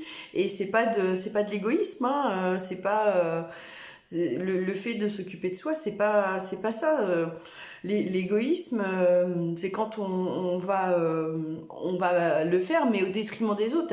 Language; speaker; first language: French; native; French